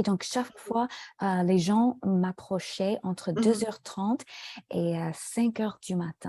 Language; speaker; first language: French; non-native, fluent; English